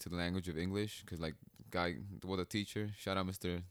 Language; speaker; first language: English; native; English